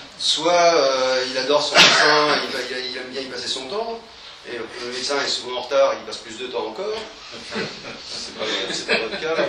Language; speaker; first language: French; native; French